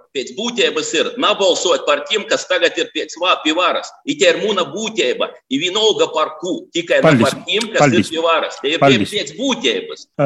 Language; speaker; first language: Latvian; native; Latvian